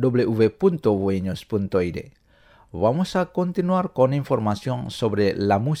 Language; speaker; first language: Spanish; non-native, fluent; Indonesian